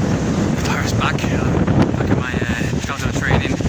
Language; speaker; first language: English; native; English